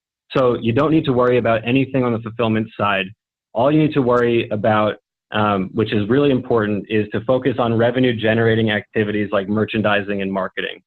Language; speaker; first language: English; native; English